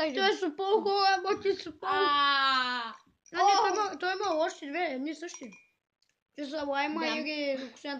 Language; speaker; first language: Bulgarian; native; Bulgarian